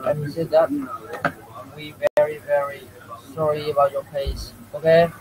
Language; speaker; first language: English; non-native, learner; Vietnamese